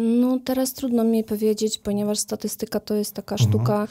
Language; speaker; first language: Polish; non-native, learner; Ukrainian